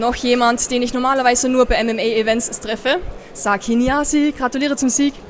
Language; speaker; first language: German; native; German